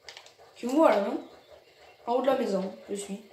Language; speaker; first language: French; native; French